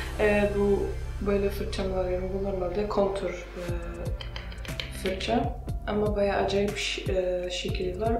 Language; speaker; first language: Turkish; non-native, fluent; Russian